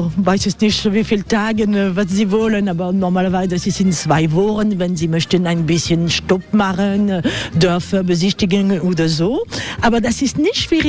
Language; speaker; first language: German; non-native, learner; French